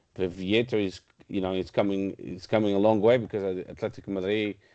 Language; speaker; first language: English; non-native, fluent; Portuguese